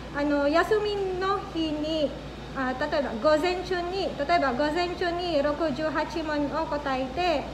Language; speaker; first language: Japanese; non-native, fluent; Filipino